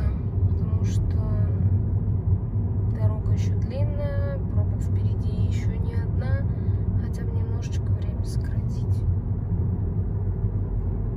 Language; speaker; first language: Russian; native; Russian